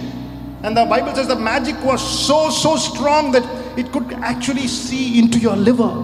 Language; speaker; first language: English; non-native, local second language; Malayalam